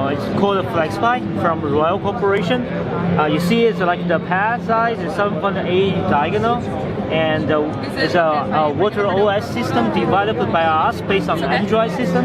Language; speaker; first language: English; non-native, fluent; Chinese